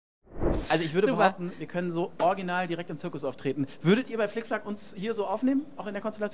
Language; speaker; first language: German; native; German